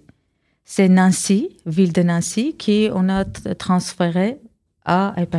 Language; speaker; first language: French; non-native, learner; Armenian